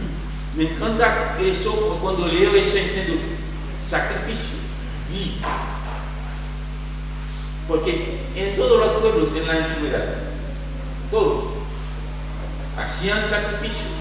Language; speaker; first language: Spanish; non-native, fluent; French